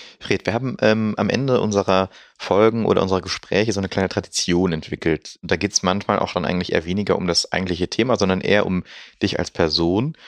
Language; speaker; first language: German; native; German